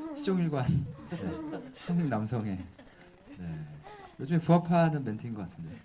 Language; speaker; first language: Korean; native; Korean